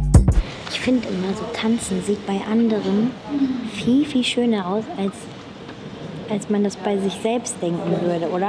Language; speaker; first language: German; native; German